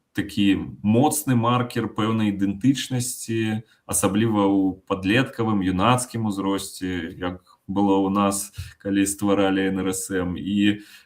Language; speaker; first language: Belarusian; non-native, local second language; Russian